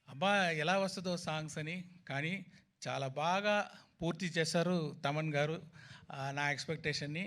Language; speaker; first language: Telugu; non-native, fluent; Tamil